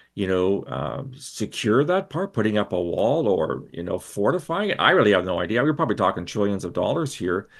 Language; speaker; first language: English; native; English